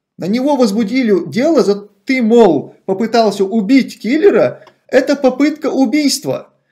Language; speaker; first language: Russian; non-native, local second language; Chechen